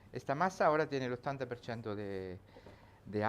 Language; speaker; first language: Spanish; non-native, learner; Italian